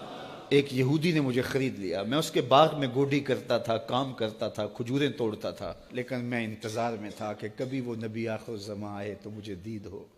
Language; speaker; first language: Urdu; native; Urdu